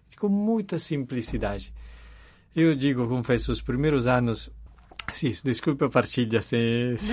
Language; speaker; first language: Portuguese; non-native, fluent; Italian